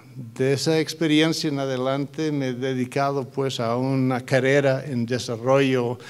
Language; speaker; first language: Spanish; non-native, fluent; English